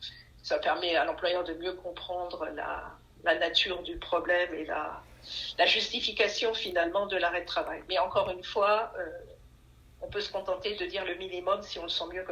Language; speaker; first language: French; native; French